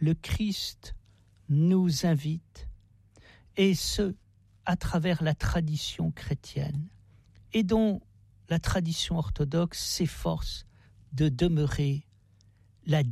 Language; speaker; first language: French; native; French